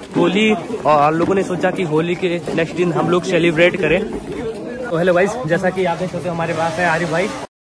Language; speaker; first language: Hindi; native; Hindi